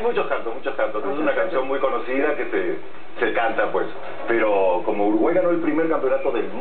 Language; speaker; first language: Spanish; native; Spanish